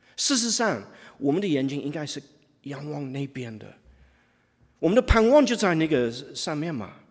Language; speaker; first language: Chinese; non-native, fluent; English